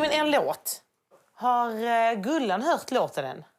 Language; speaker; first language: Swedish; native; Swedish